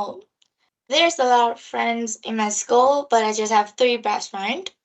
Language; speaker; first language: English; non-native, learner; Vietnamese